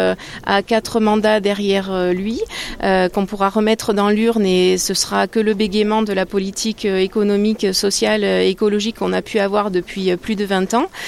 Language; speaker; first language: French; native; French